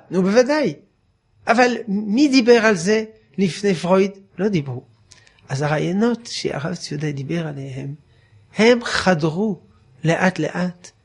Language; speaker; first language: Hebrew; non-native, fluent; French